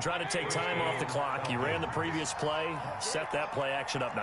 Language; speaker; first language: English; native; English